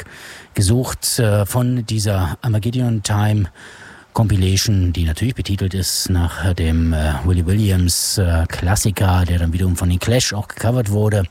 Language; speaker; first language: German; native; German